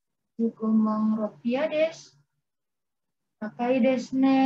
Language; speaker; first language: Japanese; non-native, learner; Indonesian